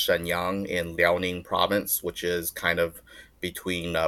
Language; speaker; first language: English; early bilingual, other home language; Chinese